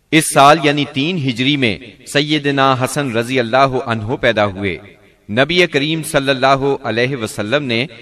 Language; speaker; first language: Urdu; native; Urdu